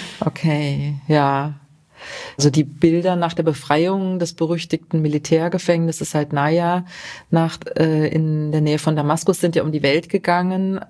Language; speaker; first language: German; native; German